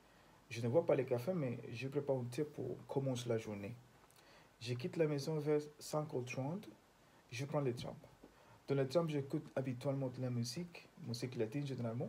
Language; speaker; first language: French; non-native, learner; Spanish